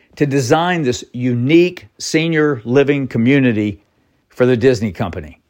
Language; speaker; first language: English; native; English